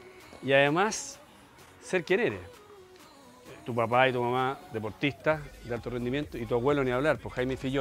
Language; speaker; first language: Spanish; native; Spanish